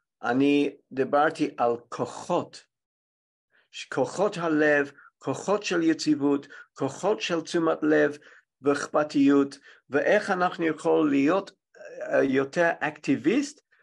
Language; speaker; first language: Hebrew; non-native, fluent; English